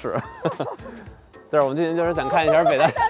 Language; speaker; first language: Chinese; non-native, fluent; English